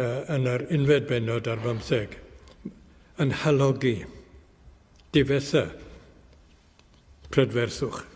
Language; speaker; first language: Welsh; native; Welsh